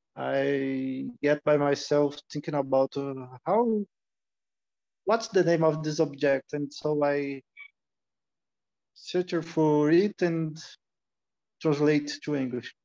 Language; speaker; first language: English; non-native, learner; Portuguese